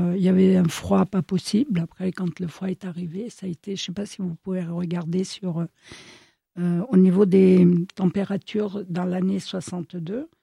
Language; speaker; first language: French; early bilingual, other home language; Italian